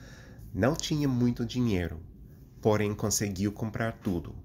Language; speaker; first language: Portuguese; non-native, fluent; English